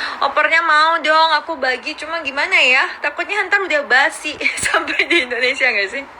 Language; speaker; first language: Indonesian; early bilingual, other home language; Korean